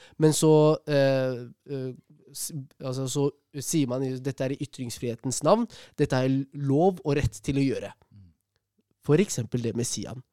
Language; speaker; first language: Norwegian; early bilingual, other home language; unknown